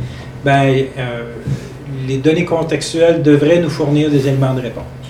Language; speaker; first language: French; native; French